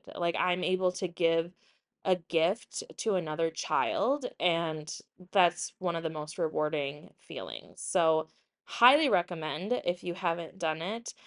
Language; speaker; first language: English; native; English